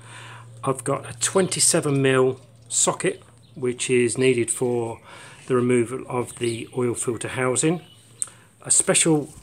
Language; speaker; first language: English; native; English